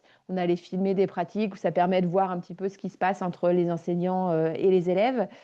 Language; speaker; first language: French; native; French